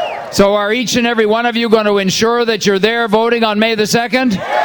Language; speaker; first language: English; native; English